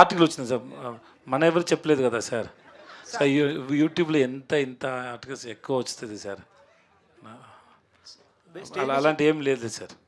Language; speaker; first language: Telugu; non-native, learner; Tamil